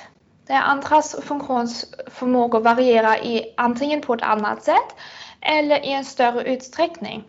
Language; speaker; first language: Swedish; non-native, fluent; German